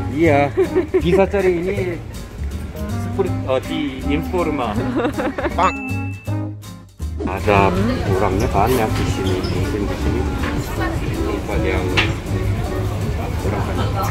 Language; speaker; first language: Indonesian; non-native, learner; Korean